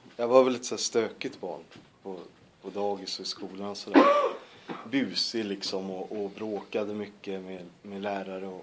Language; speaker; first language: Swedish; native; Swedish